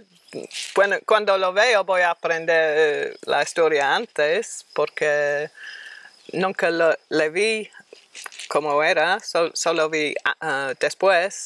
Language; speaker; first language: Spanish; non-native, fluent; English